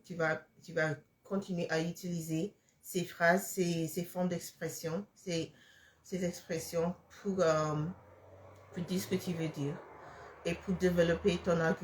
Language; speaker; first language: French; non-native, fluent; English